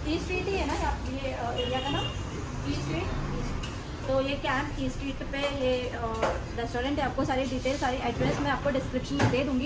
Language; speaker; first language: Hindi; native; Hindi